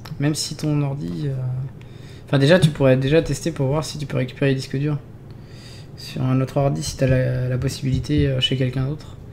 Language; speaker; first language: French; native; French